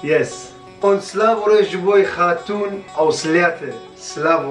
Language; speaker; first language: German; early bilingual, other home language; Kurdish